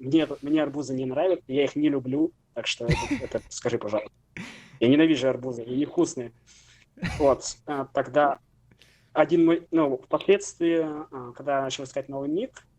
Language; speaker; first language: Russian; native; Russian